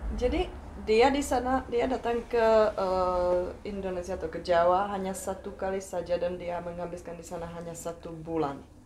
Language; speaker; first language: Indonesian; non-native, fluent; Czech